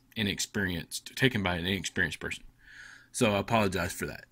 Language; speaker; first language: English; native; English